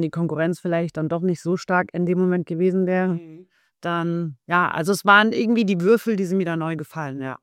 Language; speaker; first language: German; native; German